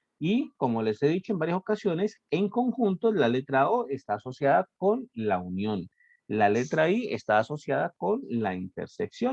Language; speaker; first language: Spanish; native; Spanish